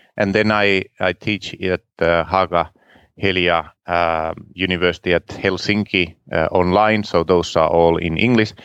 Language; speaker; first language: English; non-native, fluent; Finnish